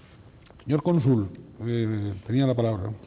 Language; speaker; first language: Spanish; native; Spanish